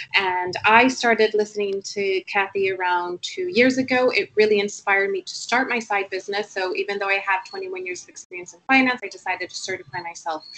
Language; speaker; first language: English; non-native, fluent; Spanish